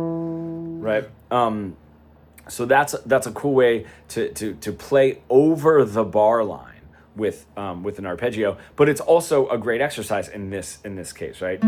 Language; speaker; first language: English; native; English